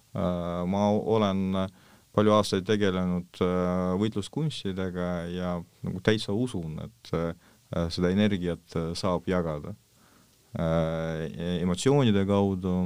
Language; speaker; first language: Estonian; non-native, local second language; Russian